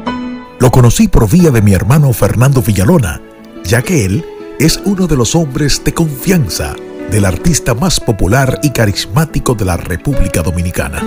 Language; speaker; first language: Spanish; native; Spanish